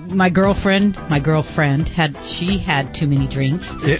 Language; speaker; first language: English; native; English